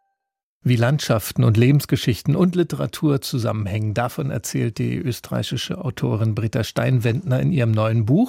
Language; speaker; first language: German; native; German